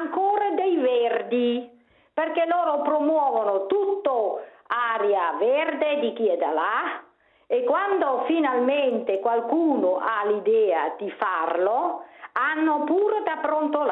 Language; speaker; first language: Italian; non-native, local second language; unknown